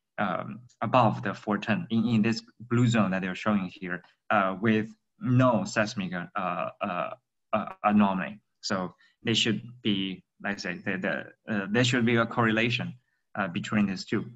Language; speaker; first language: English; non-native, fluent; Chinese